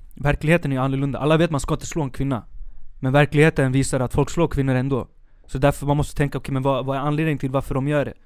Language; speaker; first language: Swedish; early bilingual, other home language; Spanish